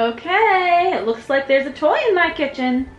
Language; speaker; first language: English; native; English